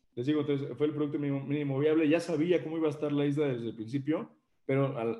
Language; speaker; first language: Spanish; native; Spanish